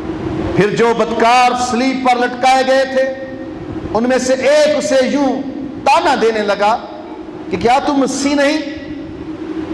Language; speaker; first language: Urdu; non-native, local second language; Punjabi